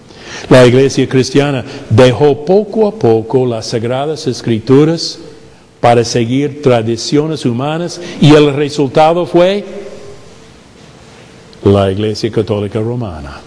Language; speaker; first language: Spanish; non-native, fluent; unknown